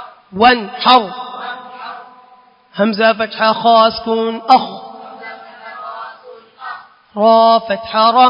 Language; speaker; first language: Arabic; non-native, learner; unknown